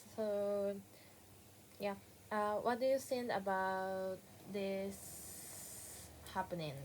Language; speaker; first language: English; non-native, learner; Japanese